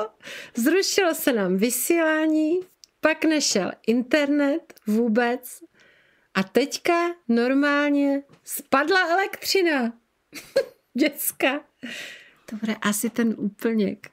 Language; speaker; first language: Czech; native; Czech